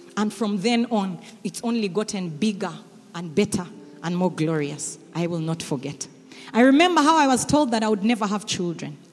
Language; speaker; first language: English; non-native, local second language; Ganda